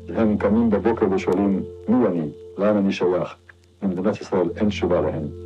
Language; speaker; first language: Hebrew; native; Hebrew